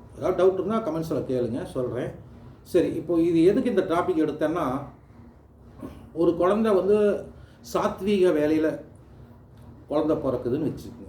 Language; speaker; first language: Tamil; native; Tamil